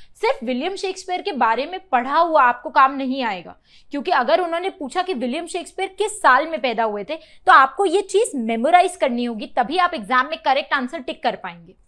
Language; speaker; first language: Hindi; native; Hindi